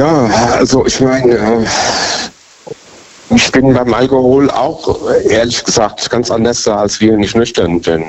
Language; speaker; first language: German; native; German